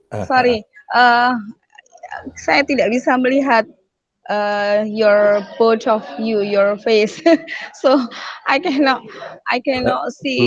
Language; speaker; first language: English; non-native, learner; Indonesian